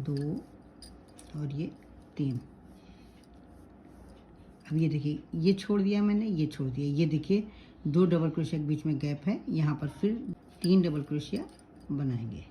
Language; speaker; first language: Hindi; native; Hindi